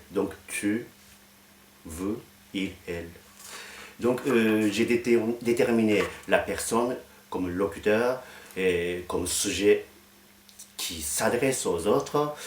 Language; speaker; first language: French; non-native, fluent; Japanese